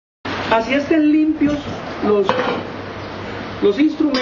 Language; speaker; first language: Spanish; native; Spanish